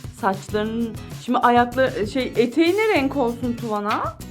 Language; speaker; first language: Turkish; native; Turkish